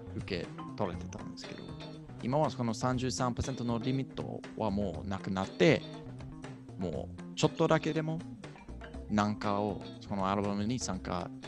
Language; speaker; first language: Japanese; non-native, fluent; English